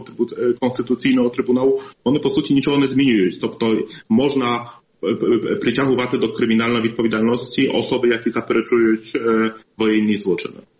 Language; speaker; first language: Polish; non-native, learner; Ukrainian